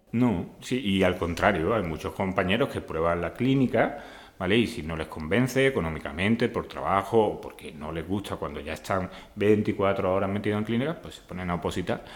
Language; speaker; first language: Spanish; native; Spanish